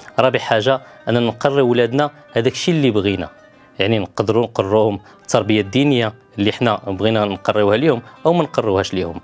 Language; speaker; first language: Arabic; native; Arabic